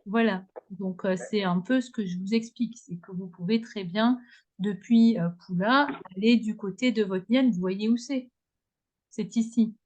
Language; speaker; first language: French; native; French